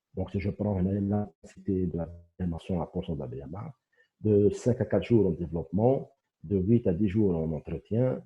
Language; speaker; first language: French; non-native, local second language; Arabic